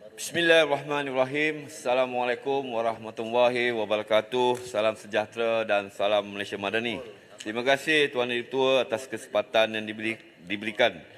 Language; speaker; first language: Malay; native; Malay